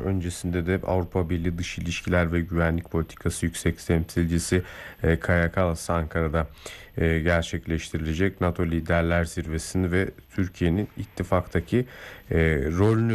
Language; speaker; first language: Turkish; native; Turkish